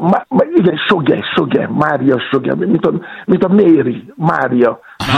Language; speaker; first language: Hungarian; non-native, fluent; Yoruba